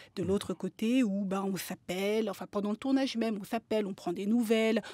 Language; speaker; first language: French; native; French